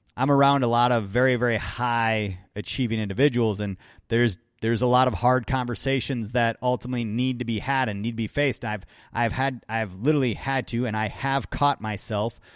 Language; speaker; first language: English; native; English